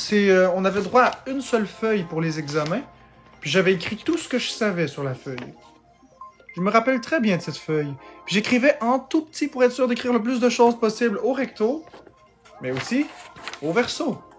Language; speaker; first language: French; native; French